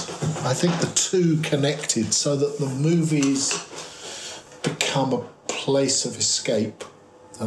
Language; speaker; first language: English; native; English